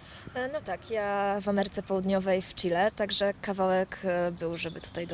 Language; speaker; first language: Polish; native; Polish